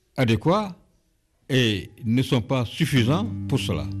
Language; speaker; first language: French; non-native, local second language; Wolof